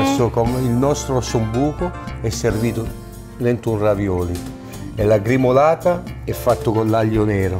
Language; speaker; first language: Italian; early bilingual, heritage; Italian